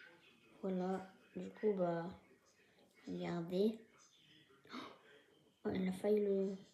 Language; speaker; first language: French; native; French